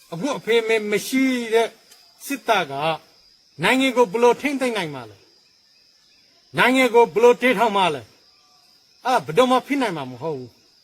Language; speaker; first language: Burmese; non-native, local second language; Rohingya